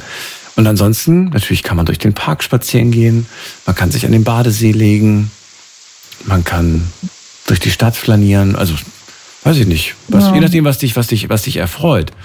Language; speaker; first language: German; native; German